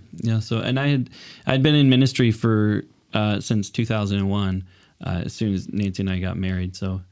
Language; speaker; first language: English; native; English